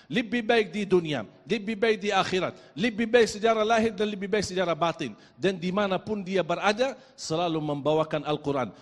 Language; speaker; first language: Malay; non-native, fluent; Arabic